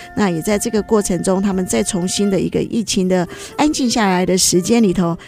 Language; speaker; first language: Chinese; native; Chinese